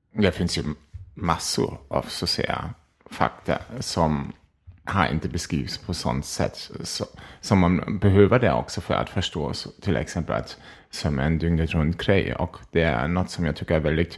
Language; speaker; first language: Swedish; non-native, fluent; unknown